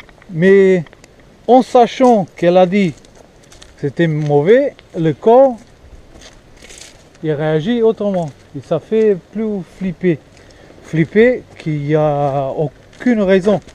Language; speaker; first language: French; non-native, fluent; Portuguese